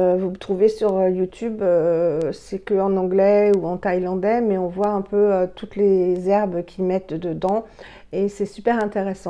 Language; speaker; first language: French; native; French